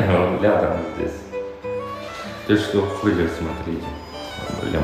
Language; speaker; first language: Russian; non-native, learner; Chinese